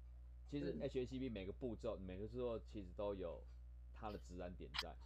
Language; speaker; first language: Chinese; native; Chinese